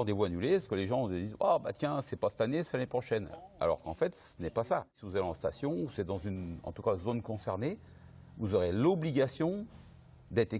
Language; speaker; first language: French; native; French